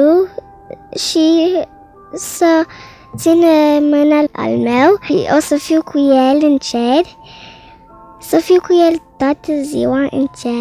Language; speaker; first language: Romanian; early bilingual, heritage; Romanian